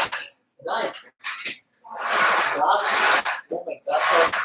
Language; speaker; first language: English; non-native, learner; Filipino